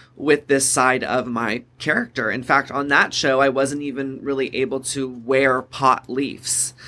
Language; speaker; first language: English; native; English